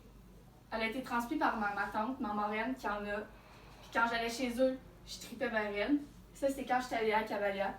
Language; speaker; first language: French; native; French